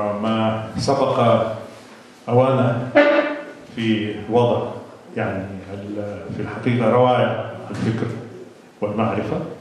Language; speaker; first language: Arabic; non-native, fluent; Russian